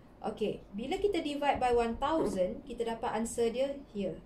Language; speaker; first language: English; non-native, local second language; Malay